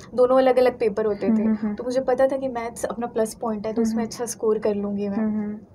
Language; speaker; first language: Hindi; native; Hindi